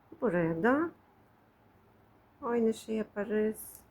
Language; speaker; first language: Turkish; non-native, fluent; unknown